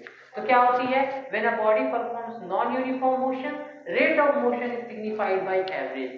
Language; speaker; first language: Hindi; native; Hindi